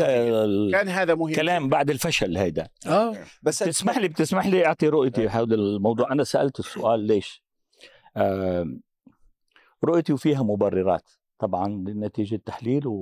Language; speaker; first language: Arabic; native; Arabic